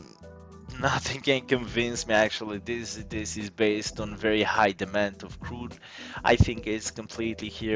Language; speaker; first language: English; non-native, fluent; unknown